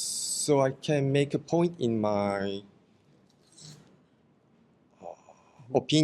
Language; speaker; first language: English; non-native, learner; Korean